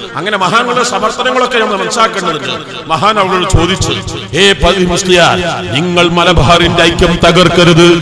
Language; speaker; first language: Malayalam; native; Malayalam